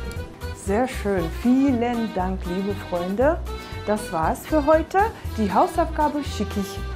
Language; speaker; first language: German; non-native, fluent; Russian